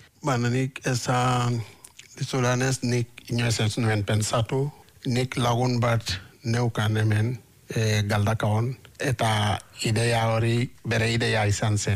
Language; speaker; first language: Basque; non-native, fluent; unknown